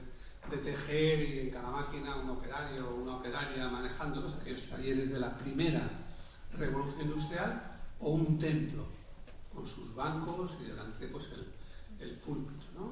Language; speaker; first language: Spanish; native; Spanish